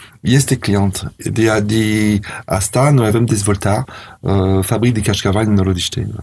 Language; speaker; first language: Romanian; non-native, learner; French